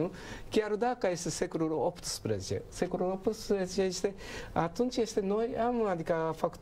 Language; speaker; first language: Romanian; non-native, learner; Japanese